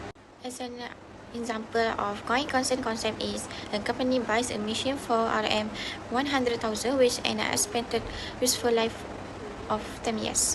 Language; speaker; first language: English; non-native, local second language; Malay